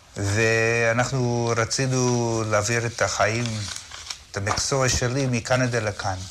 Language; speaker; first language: Hebrew; non-native, fluent; English